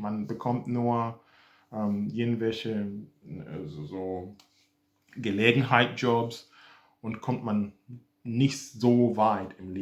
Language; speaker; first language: German; non-native, fluent; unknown